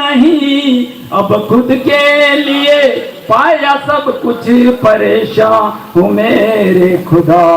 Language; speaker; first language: Hindi; non-native, local second language; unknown